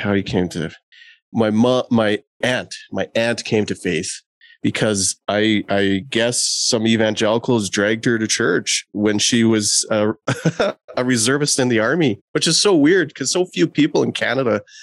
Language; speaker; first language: English; native; English